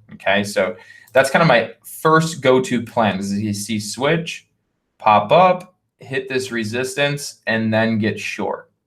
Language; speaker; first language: English; native; English